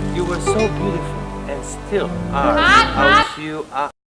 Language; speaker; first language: English; non-native, fluent; Hebrew